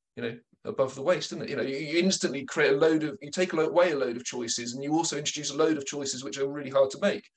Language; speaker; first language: English; native; English